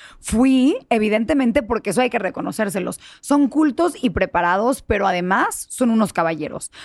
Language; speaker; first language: Spanish; early bilingual, heritage; Spanish